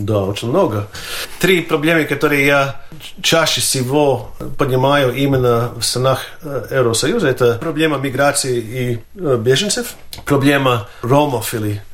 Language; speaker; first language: Russian; non-native, fluent; Latvian